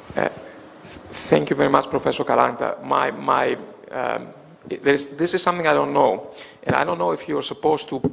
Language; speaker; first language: English; non-native, fluent; Greek